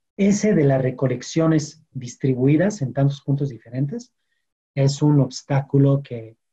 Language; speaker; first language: Spanish; non-native, fluent; French